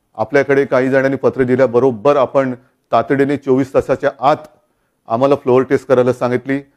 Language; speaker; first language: Marathi; native; Marathi